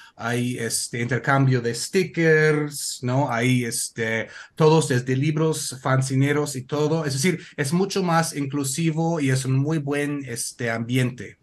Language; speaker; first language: Spanish; non-native, fluent; English